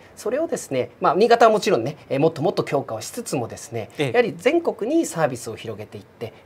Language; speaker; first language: Japanese; native; Japanese